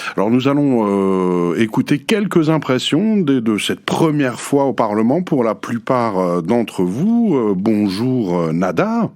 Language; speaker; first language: French; native; French